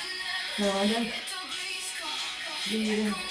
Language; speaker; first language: Czech; native; Czech